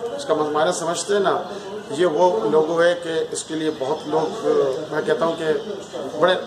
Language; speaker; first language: Urdu; non-native, local second language; Pashto